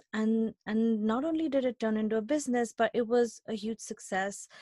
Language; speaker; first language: English; non-native, local second language; Hindi